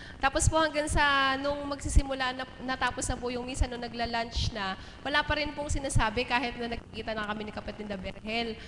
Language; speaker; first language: Filipino; native; Filipino